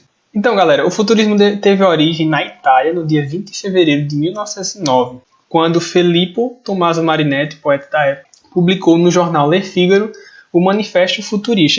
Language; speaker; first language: Portuguese; native; Portuguese